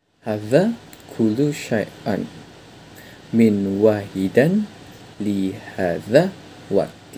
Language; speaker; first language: Arabic; non-native, learner; Malay